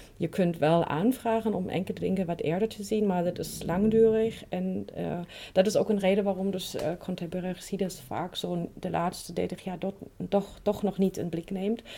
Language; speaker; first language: Dutch; non-native, fluent; German